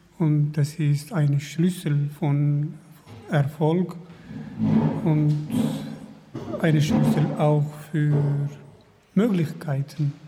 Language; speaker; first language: German; non-native, learner; Kurdish